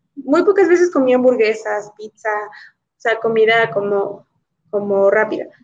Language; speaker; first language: Spanish; native; Spanish